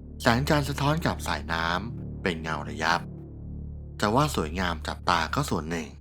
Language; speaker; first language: Thai; native; Thai